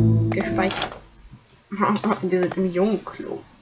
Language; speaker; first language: German; native; German